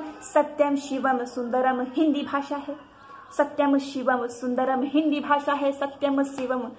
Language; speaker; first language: Hindi; native; Hindi